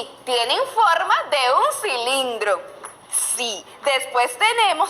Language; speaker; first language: Spanish; native; Spanish